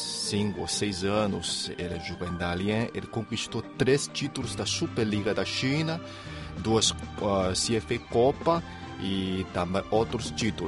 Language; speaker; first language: Portuguese; non-native, fluent; Chinese